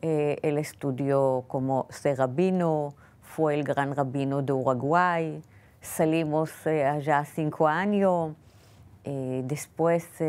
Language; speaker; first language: Spanish; non-native, fluent; Hebrew